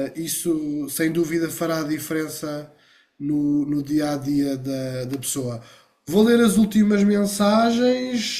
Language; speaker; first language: Portuguese; native; Portuguese